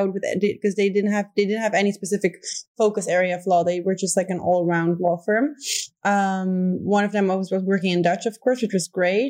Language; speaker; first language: English; non-native, fluent; Dutch